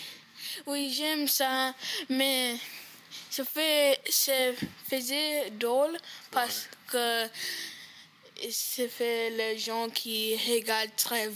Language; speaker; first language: French; non-native, learner; English